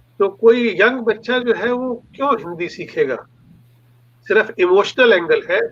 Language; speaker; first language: Hindi; non-native, local second language; Punjabi